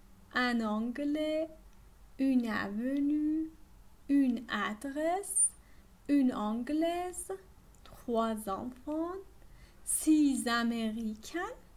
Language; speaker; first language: French; non-native, fluent; Persian